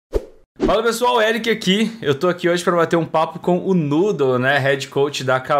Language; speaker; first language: Portuguese; native; Portuguese